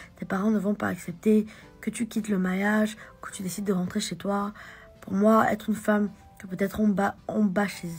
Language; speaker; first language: French; native; French